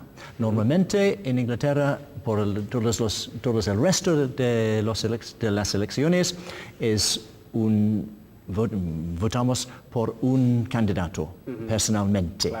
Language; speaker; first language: Spanish; non-native, learner; English